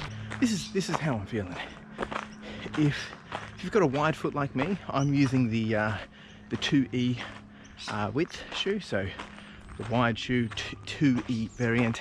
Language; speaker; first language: English; native; English